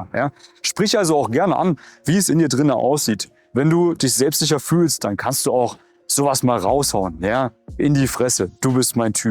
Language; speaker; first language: German; native; German